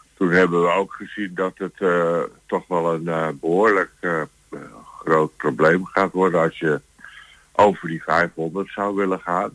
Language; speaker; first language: Dutch; native; Dutch